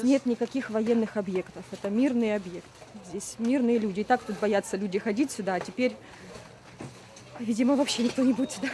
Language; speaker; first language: Russian; native; Russian